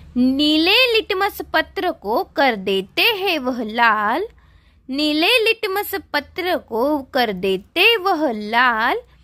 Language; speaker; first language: Hindi; non-native, local second language; Marathi